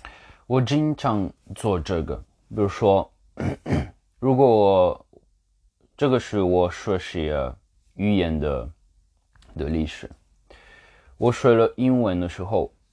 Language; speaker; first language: Chinese; non-native, learner; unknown